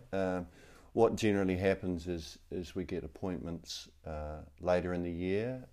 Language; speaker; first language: English; native; English